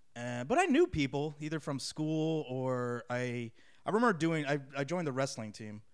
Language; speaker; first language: English; native; English